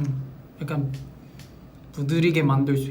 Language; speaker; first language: Korean; non-native, local second language; Filipino